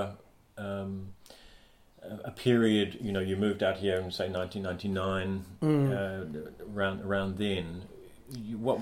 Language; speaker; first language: English; native; English